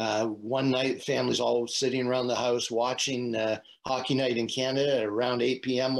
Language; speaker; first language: English; native; English